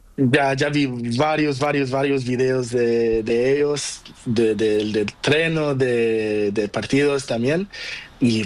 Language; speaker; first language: Spanish; non-native, local second language; Portuguese